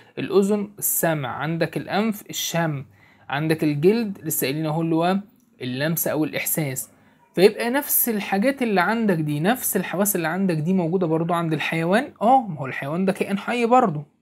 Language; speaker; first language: Arabic; native; Arabic